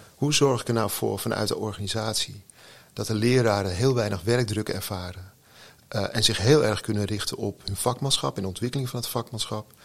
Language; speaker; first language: Dutch; native; Dutch